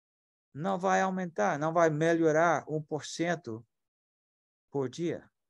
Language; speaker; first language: Portuguese; non-native, fluent; English